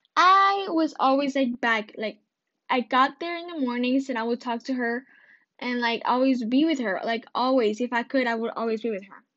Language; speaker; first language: English; early bilingual, other home language; Spanish